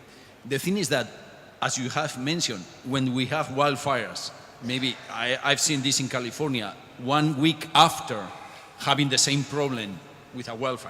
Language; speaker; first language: English; non-native, fluent; Spanish